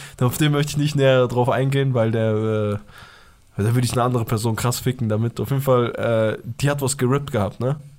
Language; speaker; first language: German; early bilingual, other home language; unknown